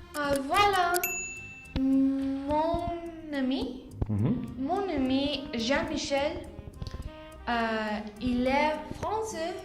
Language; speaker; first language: French; non-native, learner; Spanish